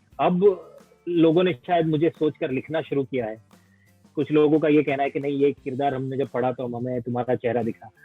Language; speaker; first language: Hindi; non-native, local second language; Gujarati